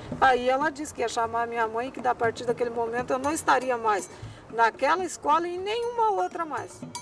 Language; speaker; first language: Portuguese; native; Portuguese